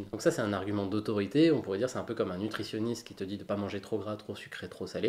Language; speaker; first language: French; native; French